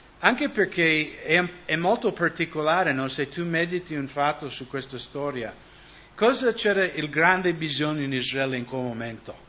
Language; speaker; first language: Italian; non-native, fluent; English